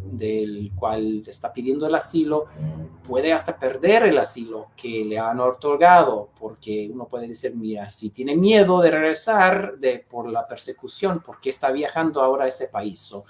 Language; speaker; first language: Spanish; non-native, fluent; English